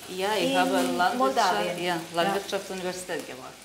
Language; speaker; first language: German; non-native, learner; Romanian